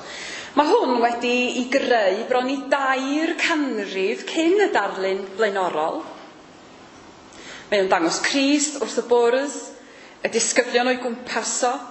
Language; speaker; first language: Welsh; native; Welsh